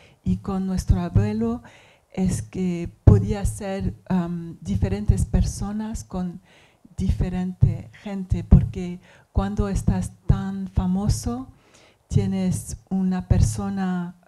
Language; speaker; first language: Spanish; non-native, learner; English